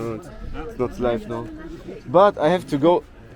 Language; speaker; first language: English; non-native, fluent; German